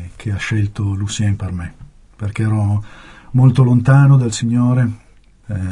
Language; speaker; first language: Italian; native; Italian